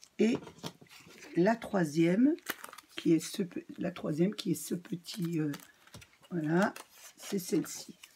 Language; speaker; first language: French; native; French